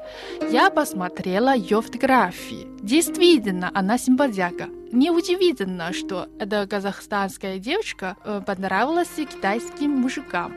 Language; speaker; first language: Russian; non-native, fluent; Chinese